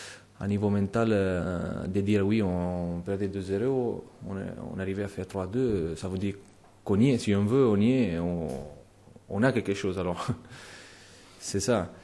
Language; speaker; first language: French; non-native, fluent; Italian